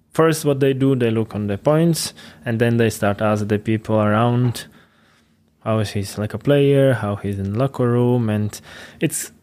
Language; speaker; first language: English; non-native, fluent; Latvian